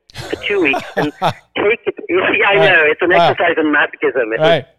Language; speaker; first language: English; native; English